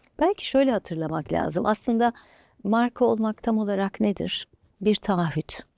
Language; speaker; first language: Turkish; native; Turkish